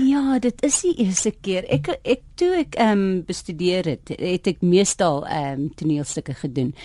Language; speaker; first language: Afrikaans; non-native, fluent; English